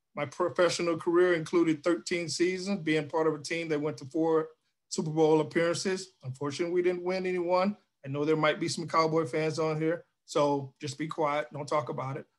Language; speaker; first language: English; native; English